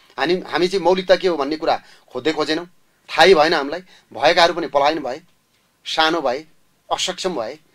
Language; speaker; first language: Nepali; native; Nepali